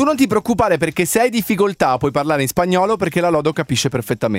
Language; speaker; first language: Italian; native; Italian